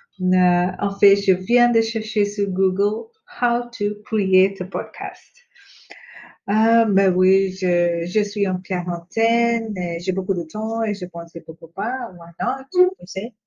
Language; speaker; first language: French; non-native, local second language; Hindi